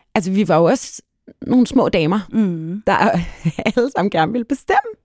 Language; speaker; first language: Danish; early bilingual, other home language; Arabic